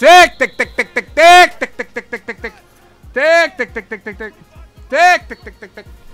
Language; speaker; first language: English; native; English